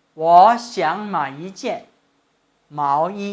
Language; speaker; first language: Chinese; non-native, fluent; Thai